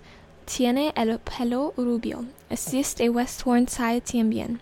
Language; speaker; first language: Spanish; non-native, learner; English